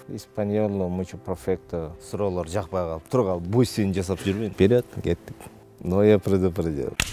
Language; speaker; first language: Russian; non-native, local second language; Kyrgyz